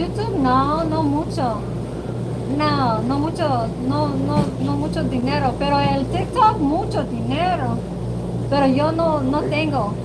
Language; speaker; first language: Spanish; non-native, learner; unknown